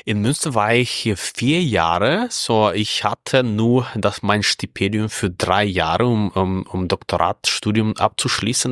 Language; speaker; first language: German; non-native, fluent; Russian